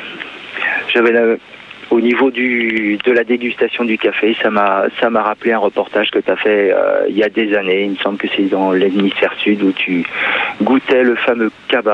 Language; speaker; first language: French; native; French